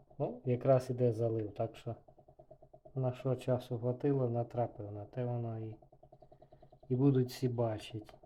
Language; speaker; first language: Ukrainian; native; Ukrainian